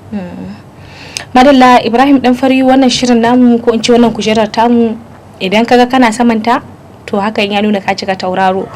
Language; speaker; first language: Hausa; native; Hausa